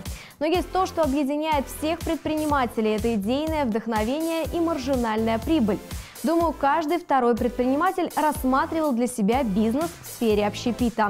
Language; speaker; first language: Russian; native; Russian